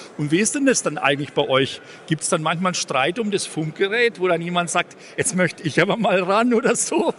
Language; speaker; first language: German; native; German